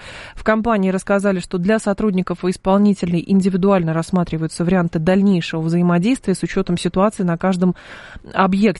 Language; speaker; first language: Russian; native; Russian